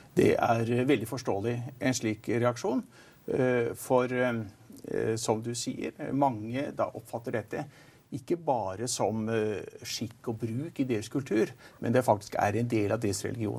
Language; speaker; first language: Norwegian; native; Norwegian